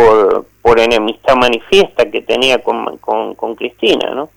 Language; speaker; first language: Spanish; native; Spanish